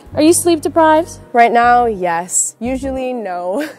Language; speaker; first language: English; native; English